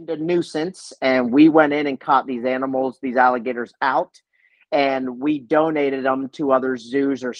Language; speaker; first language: English; native; English